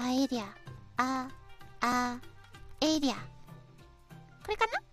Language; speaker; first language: Spanish; non-native, learner; Japanese